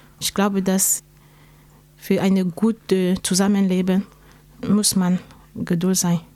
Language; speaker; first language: German; non-native, learner; French